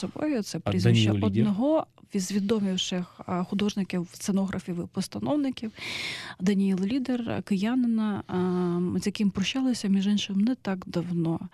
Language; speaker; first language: Ukrainian; native; Ukrainian